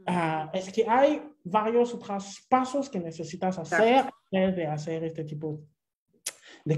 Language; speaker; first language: Spanish; non-native, fluent; French